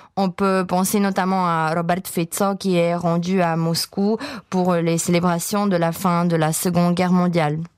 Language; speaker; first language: French; non-native, fluent; Czech